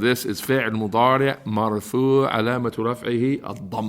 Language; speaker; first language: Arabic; non-native, fluent; English